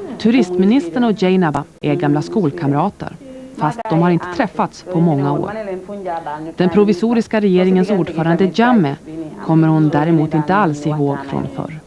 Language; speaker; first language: Swedish; native; Swedish